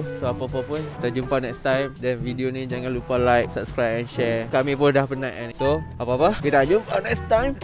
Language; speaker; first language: Malay; native; Malay